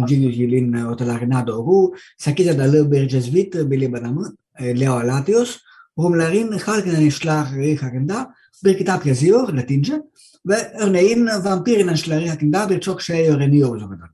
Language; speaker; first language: Turkish; non-native, learner; Greek